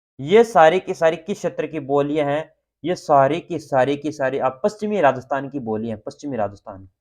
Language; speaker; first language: Hindi; native; Hindi